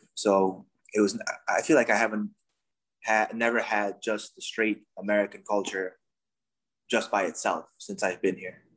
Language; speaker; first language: English; non-native, fluent; Dutch